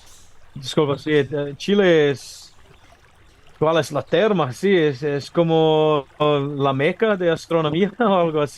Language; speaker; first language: Spanish; non-native, learner; English